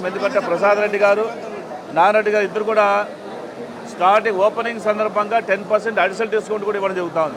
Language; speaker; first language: Telugu; native; Telugu